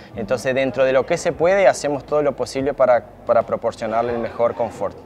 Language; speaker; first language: Spanish; early bilingual, heritage; Spanish